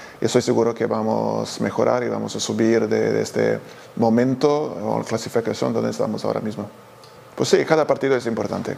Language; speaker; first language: Spanish; non-native, fluent; Serbian